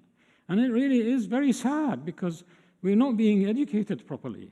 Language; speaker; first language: English; non-native, fluent; Arabic